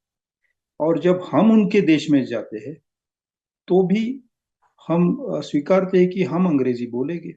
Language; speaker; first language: Hindi; non-native, local second language; Marathi